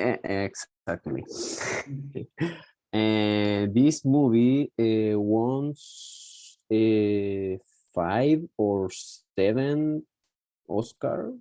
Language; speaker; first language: English; non-native, learner; Spanish